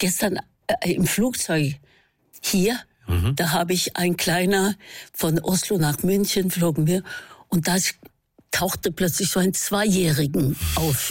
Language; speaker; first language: German; non-native, fluent; Norwegian